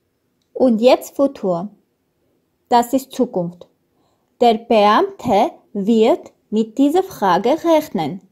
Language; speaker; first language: German; non-native, fluent; Armenian